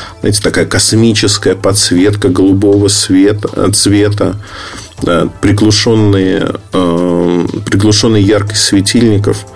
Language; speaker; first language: Russian; native; Russian